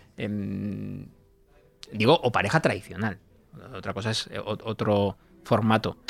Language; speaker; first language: Spanish; native; Spanish